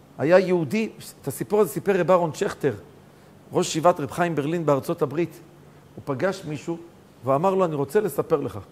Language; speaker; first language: Hebrew; native; Hebrew